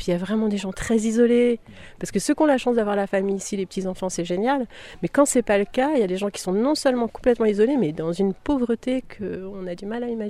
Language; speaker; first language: French; native; French